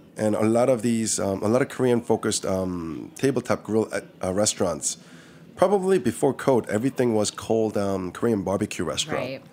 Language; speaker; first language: English; early bilingual, other home language; Korean